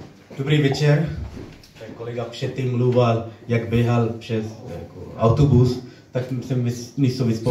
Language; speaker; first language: Czech; non-native, learner; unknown